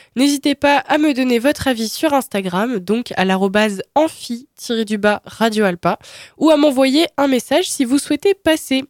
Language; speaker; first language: French; native; French